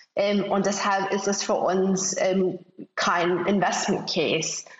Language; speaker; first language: German; non-native, fluent; English